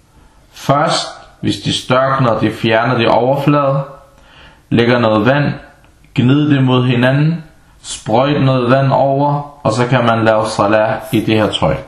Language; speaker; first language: Danish; non-native, fluent; Arabic